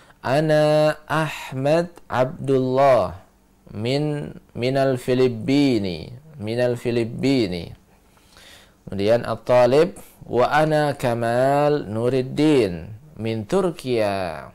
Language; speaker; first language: Arabic; non-native, fluent; Indonesian